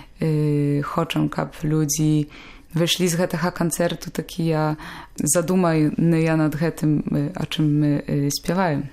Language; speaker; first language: Belarusian; non-native, local second language; Polish